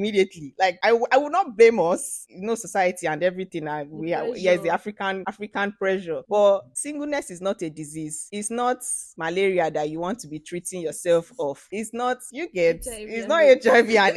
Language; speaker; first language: English; non-native, local second language; Ibibio